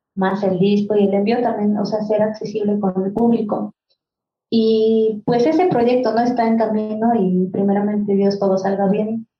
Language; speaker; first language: Spanish; non-native, local second language; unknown